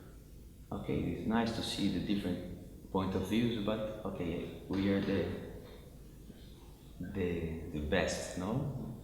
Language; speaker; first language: English; non-native, fluent; Portuguese